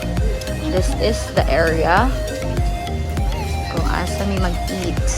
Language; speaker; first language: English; non-native, local second language; Cebuano